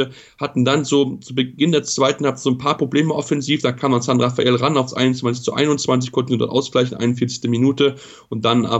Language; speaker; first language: German; native; German